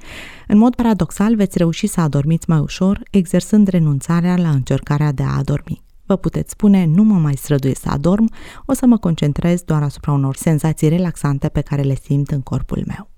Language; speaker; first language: Romanian; native; Romanian